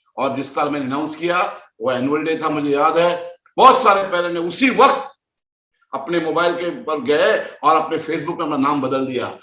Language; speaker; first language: Hindi; non-native, local second language; Konkani